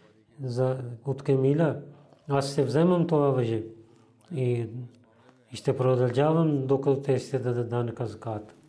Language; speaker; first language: Bulgarian; non-native, learner; Urdu